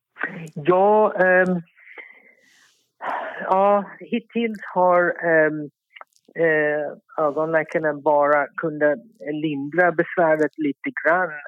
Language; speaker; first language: Swedish; non-native, fluent; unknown